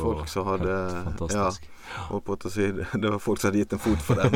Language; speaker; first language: Norwegian; native; Norwegian